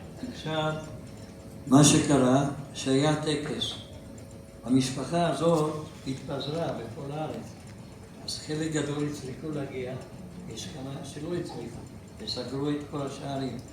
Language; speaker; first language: Hebrew; non-native, fluent; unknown